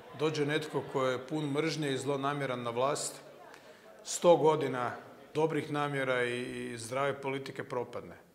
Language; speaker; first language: Croatian; native; Croatian